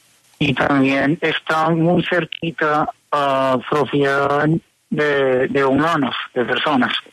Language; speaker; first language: Spanish; early bilingual, heritage; Spanish